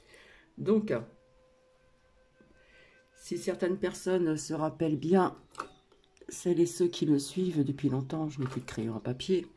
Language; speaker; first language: French; native; French